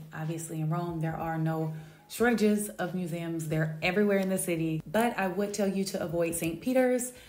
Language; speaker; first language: English; native; English